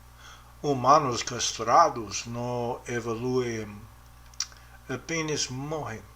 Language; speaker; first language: Portuguese; non-native, learner; English